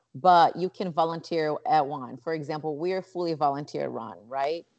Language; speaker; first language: English; non-native, fluent; Portuguese